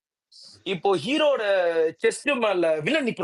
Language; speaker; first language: Tamil; native; Tamil